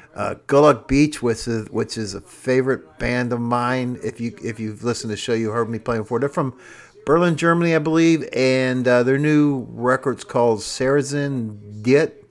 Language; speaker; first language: English; native; English